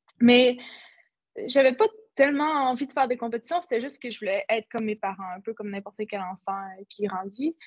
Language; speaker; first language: French; native; French